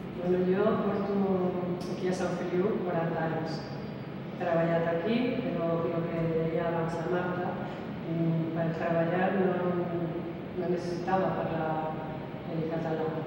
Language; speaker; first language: Catalan; non-native, local second language; Spanish